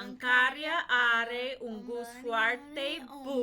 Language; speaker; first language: Romanian; non-native, learner; English